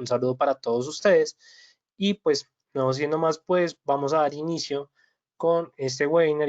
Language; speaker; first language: Spanish; native; Spanish